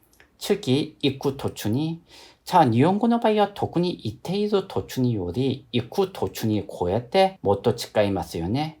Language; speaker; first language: Japanese; non-native, fluent; Korean